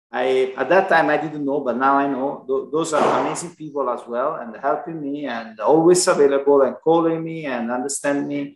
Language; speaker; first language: English; non-native, learner; Italian